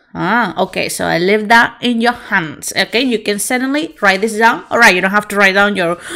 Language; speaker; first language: English; non-native, fluent; Spanish